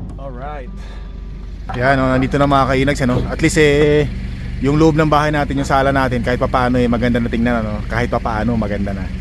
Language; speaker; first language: Filipino; native; Filipino